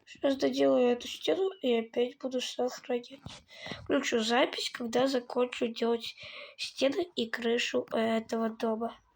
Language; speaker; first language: Russian; native; Russian